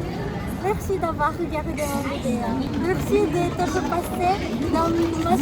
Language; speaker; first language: French; non-native, learner; Japanese